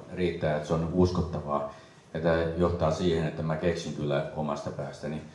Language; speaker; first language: Finnish; native; Finnish